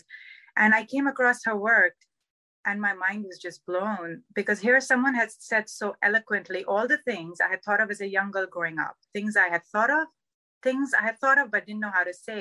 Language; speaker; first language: English; non-native, local second language; Urdu